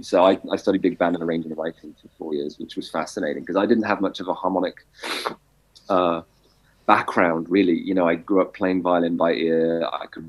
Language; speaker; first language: English; native; English